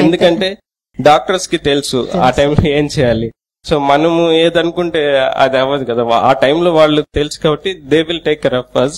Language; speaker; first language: Telugu; native; Telugu